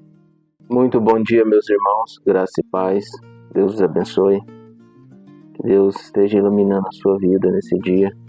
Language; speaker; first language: Portuguese; native; Portuguese